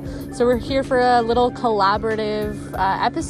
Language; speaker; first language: English; native; English